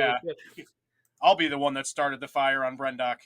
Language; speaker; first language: English; native; English